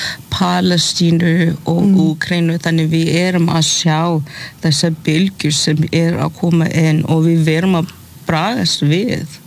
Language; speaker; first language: Icelandic; non-native, fluent; English